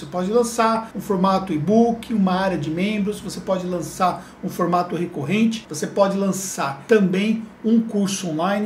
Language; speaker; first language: Portuguese; native; Portuguese